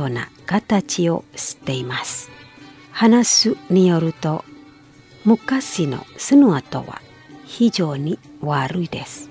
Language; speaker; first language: Japanese; non-native, fluent; Indonesian